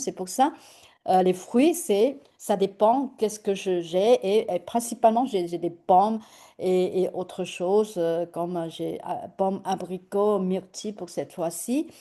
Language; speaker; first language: French; non-native, fluent; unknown